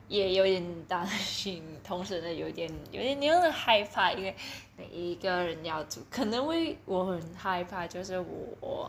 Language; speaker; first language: Chinese; early bilingual, heritage; Chinese